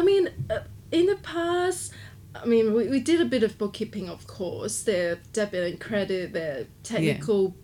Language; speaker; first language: English; non-native, local second language; Cantonese